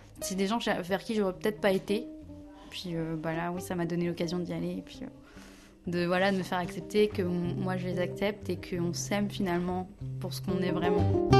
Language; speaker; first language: French; native; French